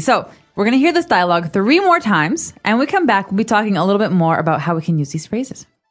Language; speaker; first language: English; native; English